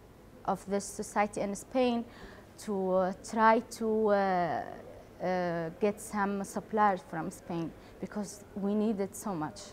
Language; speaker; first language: English; non-native, learner; Arabic